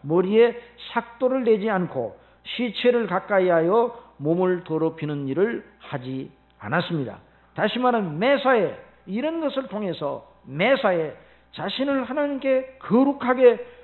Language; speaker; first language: Korean; native; Korean